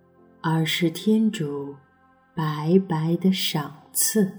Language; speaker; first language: Chinese; native; Chinese